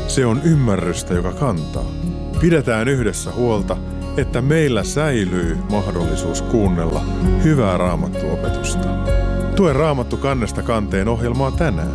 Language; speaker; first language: Finnish; native; Finnish